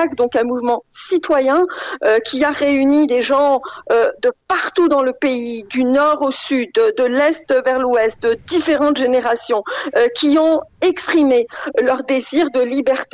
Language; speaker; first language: French; non-native, local second language; Arabic